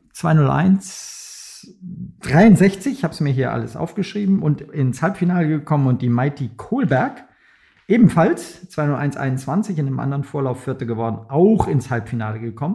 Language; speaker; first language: German; native; German